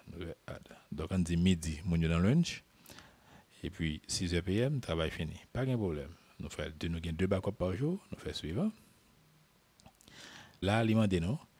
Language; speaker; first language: French; non-native, local second language; Haitian Creole